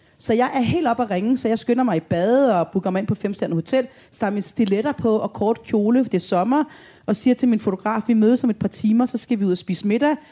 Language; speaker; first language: Danish; early bilingual, other home language; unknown